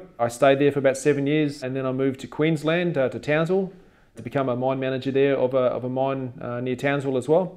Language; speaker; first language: English; native; English